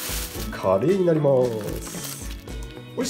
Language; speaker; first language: Japanese; native; Japanese